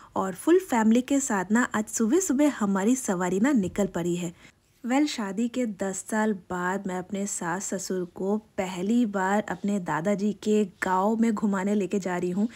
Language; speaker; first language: Hindi; non-native, local second language; Bangla